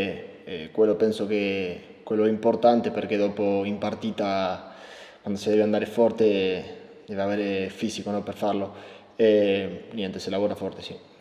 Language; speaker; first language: Italian; non-native, learner; Spanish